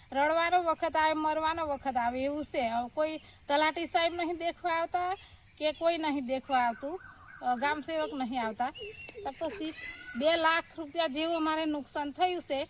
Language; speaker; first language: Gujarati; native; Gujarati